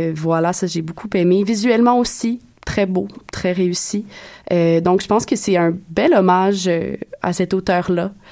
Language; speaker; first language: French; native; French